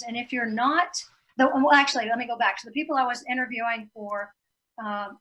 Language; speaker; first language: English; native; English